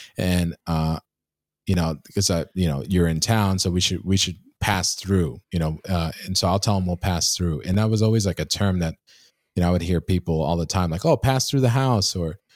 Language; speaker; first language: English; native; English